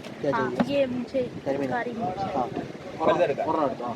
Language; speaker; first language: Hindi; non-native, learner; Bangla